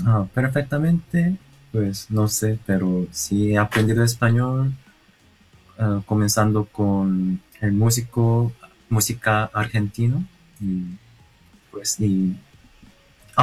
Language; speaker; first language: Spanish; non-native, learner; Korean